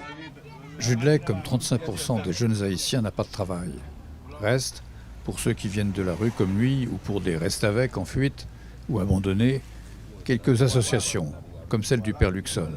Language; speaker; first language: French; native; French